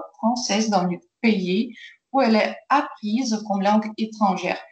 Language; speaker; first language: French; non-native, fluent; Ukrainian